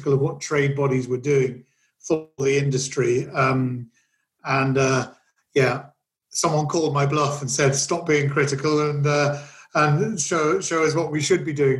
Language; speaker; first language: English; native; English